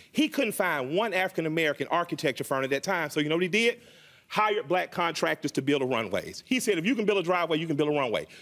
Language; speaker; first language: English; native; English